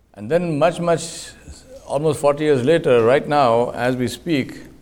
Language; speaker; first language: English; non-native, local second language; Urdu